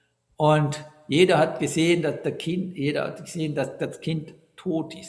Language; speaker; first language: German; non-native, fluent; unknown